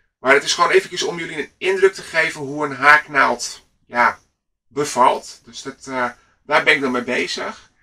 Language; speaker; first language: Dutch; native; Dutch